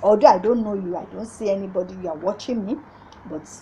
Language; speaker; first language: English; non-native, local second language; Yoruba